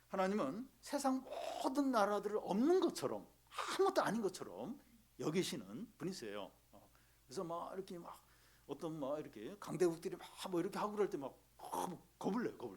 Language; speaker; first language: Korean; native; Korean